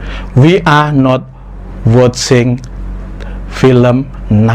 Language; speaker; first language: English; non-native, fluent; Indonesian